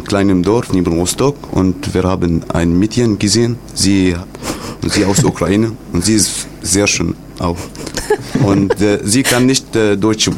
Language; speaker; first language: German; non-native, learner; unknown